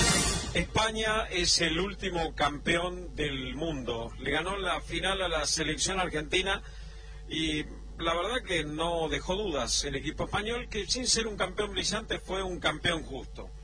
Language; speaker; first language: Spanish; native; Spanish